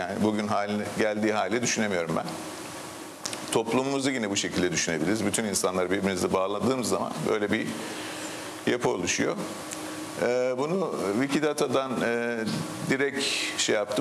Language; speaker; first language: Turkish; native; Turkish